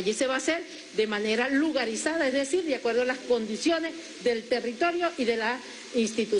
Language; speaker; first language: Spanish; native; Spanish